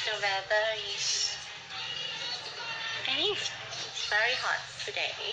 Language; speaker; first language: English; non-native, learner; Thai